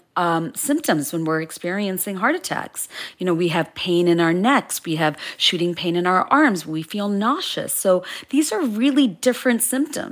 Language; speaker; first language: English; non-native, local second language; Bangla